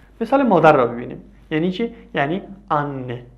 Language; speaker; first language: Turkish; non-native, fluent; Persian